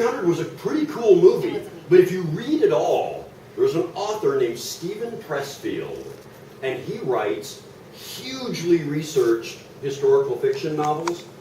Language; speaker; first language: English; native; English